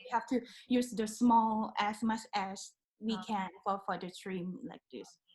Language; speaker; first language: English; non-native, learner; Thai